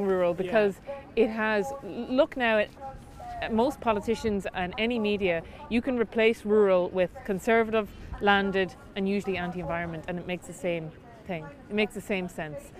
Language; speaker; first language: English; native; English